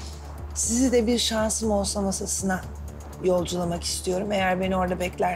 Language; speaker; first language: Turkish; native; Turkish